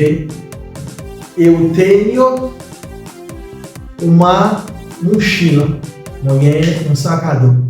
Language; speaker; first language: Portuguese; non-native, learner; Haitian Creole